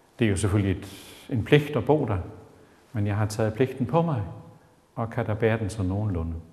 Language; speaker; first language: Danish; native; Danish